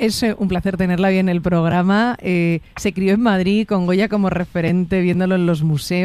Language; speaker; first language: Spanish; native; Spanish